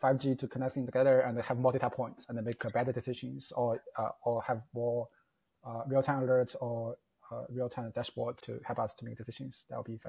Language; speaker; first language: English; non-native, fluent; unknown